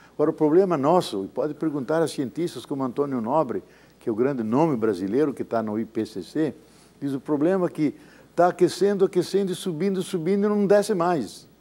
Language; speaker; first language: Portuguese; native; Portuguese